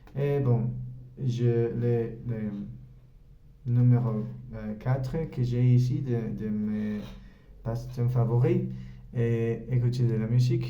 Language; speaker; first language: French; non-native, learner; Spanish